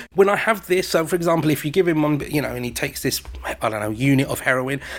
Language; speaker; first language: English; native; English